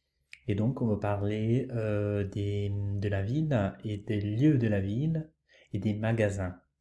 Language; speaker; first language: French; non-native, fluent; Italian